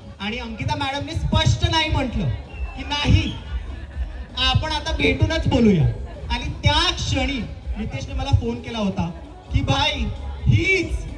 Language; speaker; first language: Marathi; non-native, local second language; Gujarati